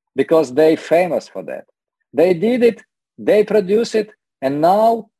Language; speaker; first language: English; non-native, learner; Russian